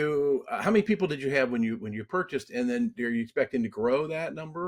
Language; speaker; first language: English; native; English